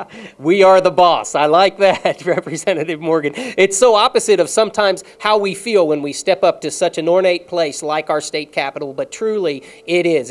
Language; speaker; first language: English; native; English